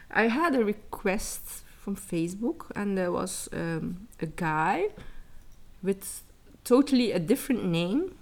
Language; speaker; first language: English; early bilingual, heritage; English